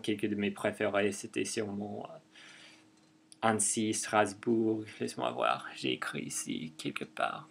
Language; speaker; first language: French; non-native, fluent; English